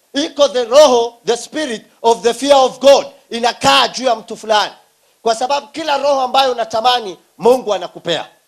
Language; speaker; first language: Swahili; non-native, local second language; Somali